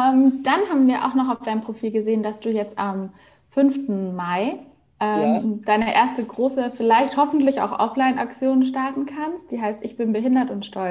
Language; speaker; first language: German; native; German